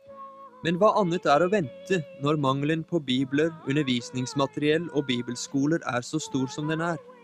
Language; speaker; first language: Norwegian; native; Norwegian